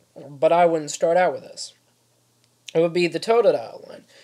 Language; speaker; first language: English; native; English